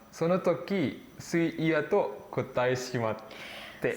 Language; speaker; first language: Japanese; non-native, learner; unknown